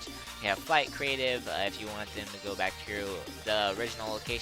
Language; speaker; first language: English; native; English